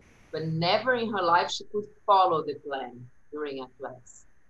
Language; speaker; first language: English; non-native, fluent; Portuguese